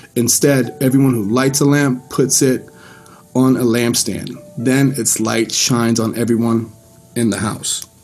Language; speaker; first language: English; early bilingual, other home language; Persian